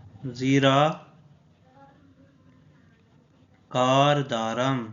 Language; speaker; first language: Persian; non-native, fluent; Urdu